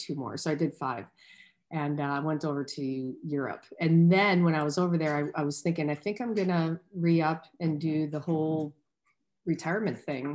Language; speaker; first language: English; native; English